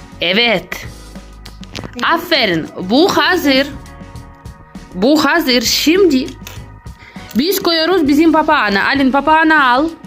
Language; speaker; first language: Turkish; non-native, learner; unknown